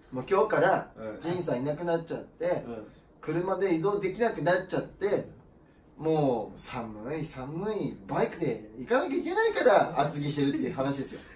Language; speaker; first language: Japanese; native; Japanese